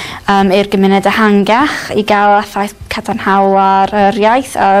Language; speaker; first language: Welsh; native; Welsh